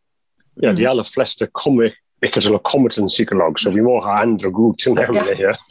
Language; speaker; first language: Norwegian; non-native, fluent; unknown